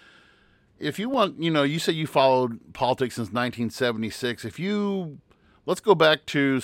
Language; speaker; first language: English; native; English